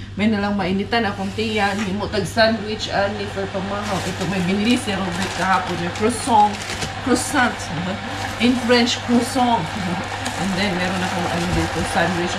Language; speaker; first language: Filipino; non-native, local second language; Cebuano